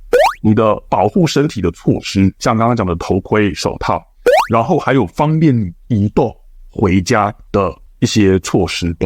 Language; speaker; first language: Chinese; native; Chinese